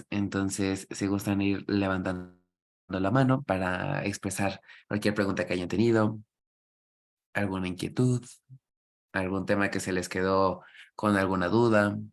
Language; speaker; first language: Spanish; native; Spanish